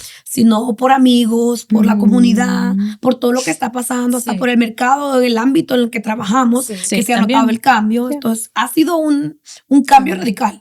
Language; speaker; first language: Spanish; native; Spanish